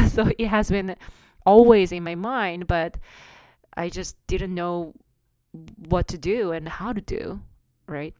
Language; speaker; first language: English; non-native, fluent; Korean